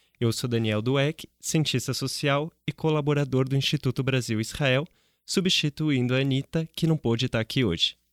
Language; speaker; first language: Portuguese; native; Portuguese